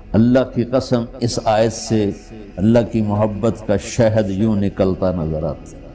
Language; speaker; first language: Urdu; non-native, local second language; Punjabi